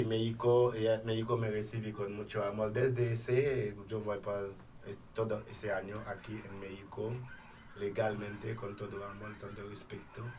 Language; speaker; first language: Spanish; non-native, fluent; Haitian Creole